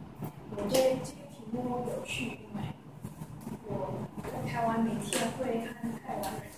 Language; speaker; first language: Chinese; non-native, learner; English